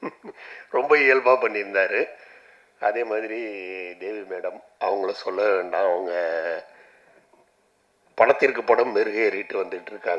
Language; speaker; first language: Tamil; native; Tamil